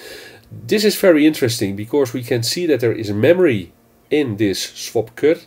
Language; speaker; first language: English; non-native, fluent; Dutch